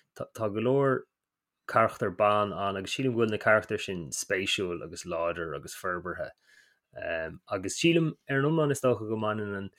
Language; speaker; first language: Irish; native; Irish